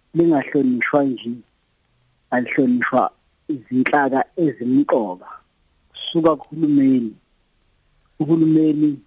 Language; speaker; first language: Zulu; native; Zulu